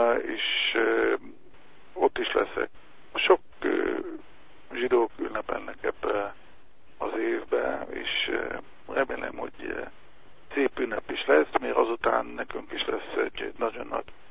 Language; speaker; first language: Hungarian; early bilingual, heritage; Hungarian